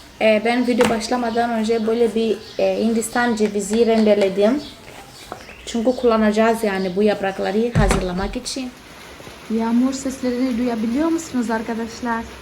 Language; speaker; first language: Turkish; non-native, fluent; Portuguese